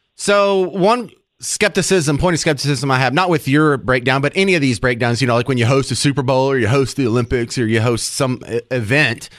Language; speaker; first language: English; native; English